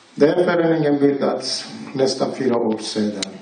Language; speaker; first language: Swedish; non-native, learner; Persian